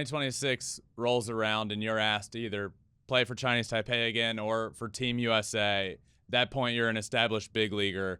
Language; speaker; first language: English; native; English